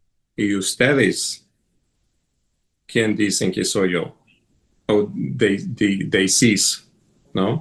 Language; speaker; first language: Spanish; non-native, fluent; English